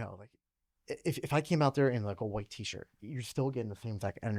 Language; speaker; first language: English; native; English